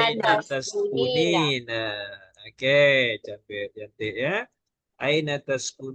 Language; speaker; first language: Arabic; non-native, fluent; Malay